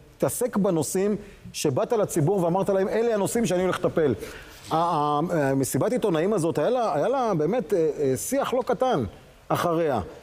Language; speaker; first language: Hebrew; native; Hebrew